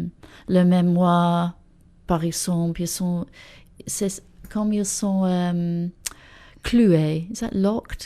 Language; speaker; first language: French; non-native, fluent; English